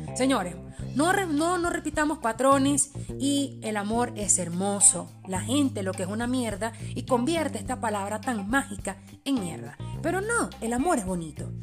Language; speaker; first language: Spanish; early bilingual, other home language; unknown